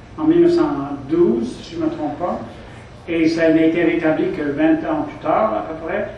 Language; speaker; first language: French; non-native, local second language; English